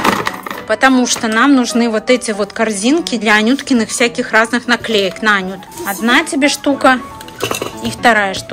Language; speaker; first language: Russian; native; Russian